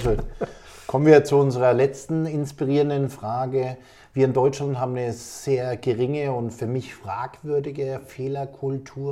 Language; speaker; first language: German; native; German